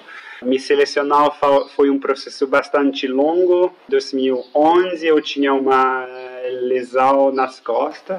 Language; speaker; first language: Portuguese; non-native, fluent; French